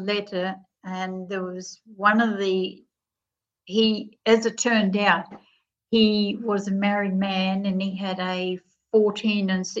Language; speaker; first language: English; native; English